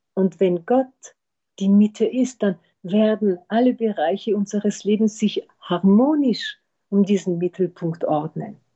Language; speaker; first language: German; non-native, fluent; French